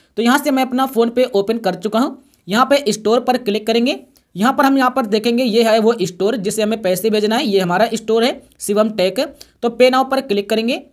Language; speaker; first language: Hindi; native; Hindi